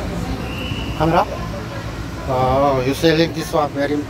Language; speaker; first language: English; non-native, learner; Korean